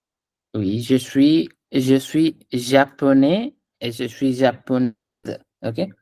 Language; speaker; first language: French; non-native, fluent; Hindi